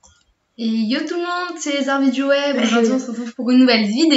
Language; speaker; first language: French; native; French